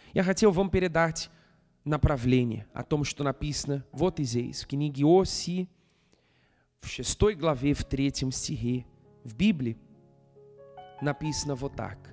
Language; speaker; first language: Russian; non-native, fluent; Portuguese